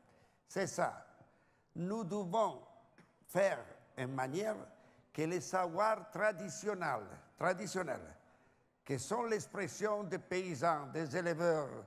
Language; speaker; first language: French; non-native, learner; Italian